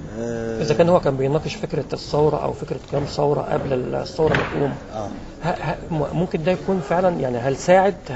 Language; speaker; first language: Arabic; native; Arabic